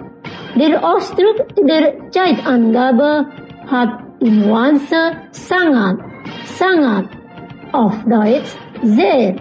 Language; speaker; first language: German; non-native, learner; Indonesian